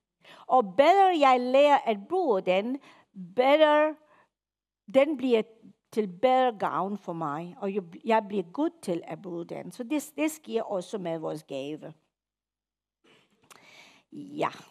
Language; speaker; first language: Danish; non-native, fluent; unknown